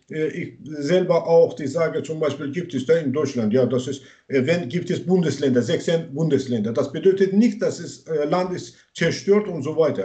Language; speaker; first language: German; non-native, learner; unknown